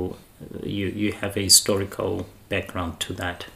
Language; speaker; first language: English; non-native, local second language; Shona